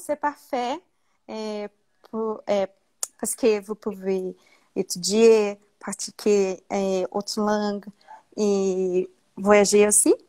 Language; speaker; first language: French; non-native, learner; Portuguese